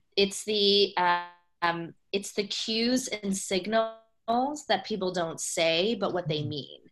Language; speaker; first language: English; native; English